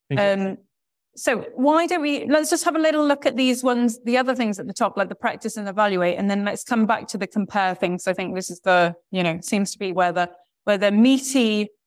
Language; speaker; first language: English; native; English